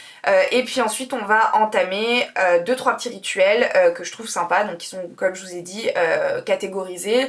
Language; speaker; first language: French; native; French